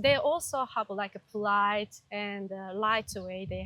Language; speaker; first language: English; non-native, learner; Japanese